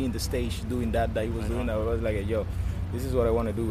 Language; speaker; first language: English; non-native, fluent; Spanish